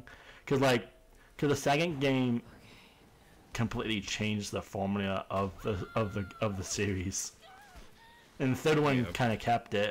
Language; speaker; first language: English; native; English